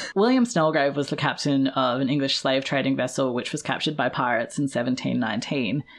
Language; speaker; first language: English; native; English